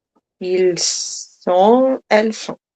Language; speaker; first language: French; non-native, learner; Portuguese